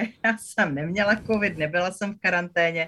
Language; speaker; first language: Czech; native; Czech